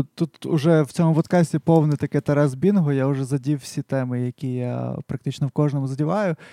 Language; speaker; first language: Ukrainian; non-native, local second language; Russian